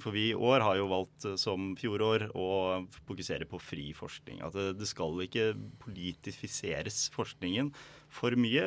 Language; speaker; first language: Norwegian; native; Norwegian